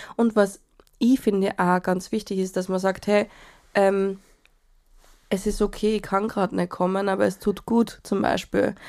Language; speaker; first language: German; native; German